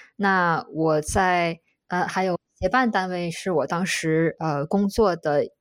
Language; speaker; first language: Chinese; native; Chinese